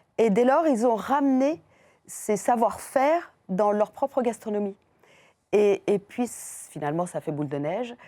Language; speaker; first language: French; non-native, fluent; Persian